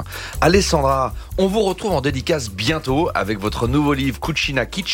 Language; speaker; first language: French; native; French